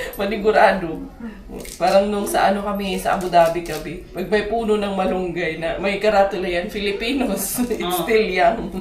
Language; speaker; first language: Filipino; non-native, local second language; Cebuano